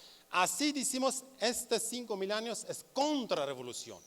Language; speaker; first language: Spanish; non-native, learner; Kurdish